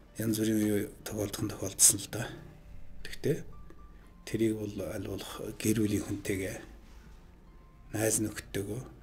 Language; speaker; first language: Mongolian; non-native, local second language; Kazakh